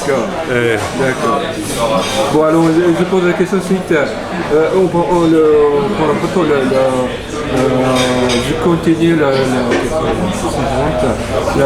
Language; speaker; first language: French; non-native, learner; Japanese